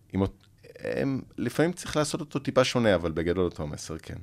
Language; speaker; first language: Hebrew; early bilingual, other home language; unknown